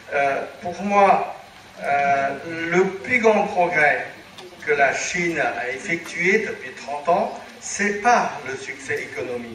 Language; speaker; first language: French; non-native, fluent; Chinese